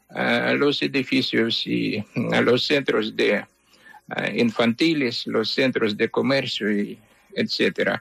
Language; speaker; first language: Spanish; non-native, fluent; Ukrainian